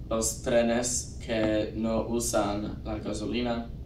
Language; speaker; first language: Spanish; non-native, learner; English